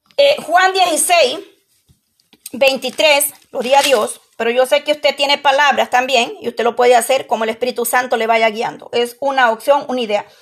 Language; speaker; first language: Spanish; native; Spanish